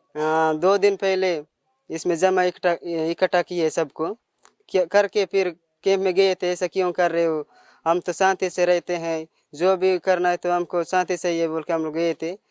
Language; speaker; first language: Hindi; non-native, local second language; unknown